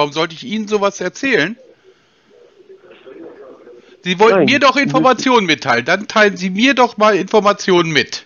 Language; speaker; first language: German; native; German